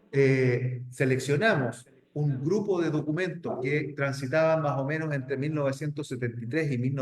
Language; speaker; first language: Spanish; native; Spanish